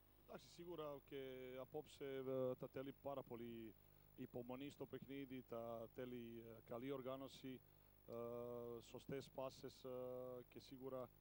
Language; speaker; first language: Greek; non-native, fluent; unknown